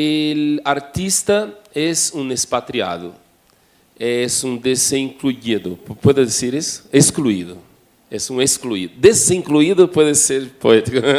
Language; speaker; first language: Spanish; non-native, fluent; Portuguese